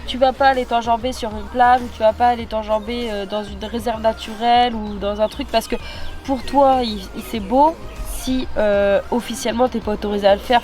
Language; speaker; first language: French; native; French